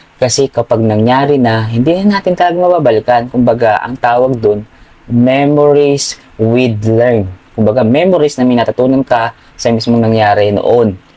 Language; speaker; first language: Filipino; non-native, local second language; Pampanga